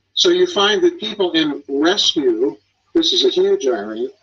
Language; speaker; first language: English; native; English